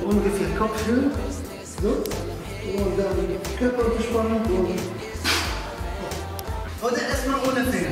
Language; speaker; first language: German; non-native, learner; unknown